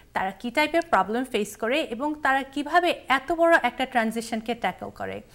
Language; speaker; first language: Bangla; early bilingual, heritage; Bangla